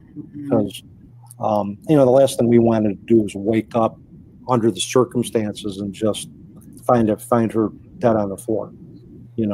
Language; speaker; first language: English; native; English